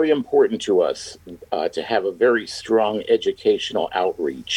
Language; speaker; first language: English; native; English